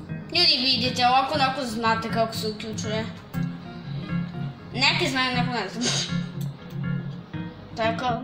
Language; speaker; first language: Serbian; early bilingual, heritage; Serbian